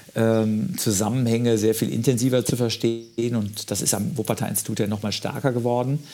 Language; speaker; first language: German; native; German